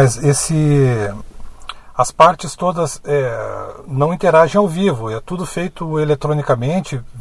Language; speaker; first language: Portuguese; native; Portuguese